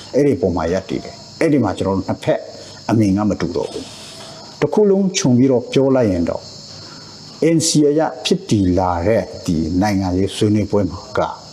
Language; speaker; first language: Burmese; non-native, local second language; Hakha Chin